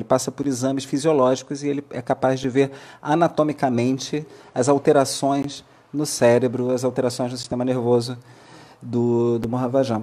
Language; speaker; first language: Portuguese; native; Portuguese